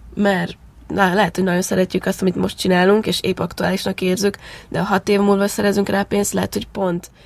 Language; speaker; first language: Hungarian; early bilingual, heritage; Hungarian